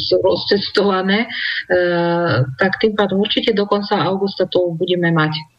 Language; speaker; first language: Slovak; non-native, fluent; Russian